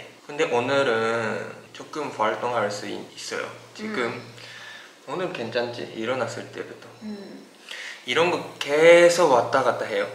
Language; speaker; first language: Korean; non-native, fluent; Japanese